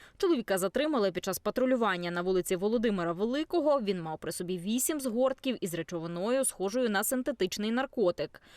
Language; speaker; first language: Ukrainian; native; Ukrainian